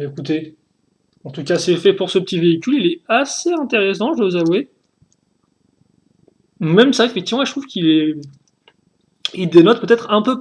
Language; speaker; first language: French; native; French